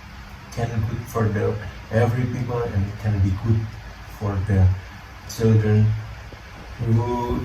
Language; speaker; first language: English; non-native, learner; Indonesian